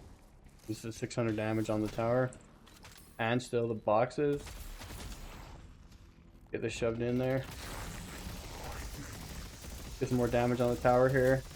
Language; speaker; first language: English; native; English